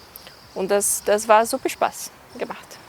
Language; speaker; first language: German; non-native, learner; Portuguese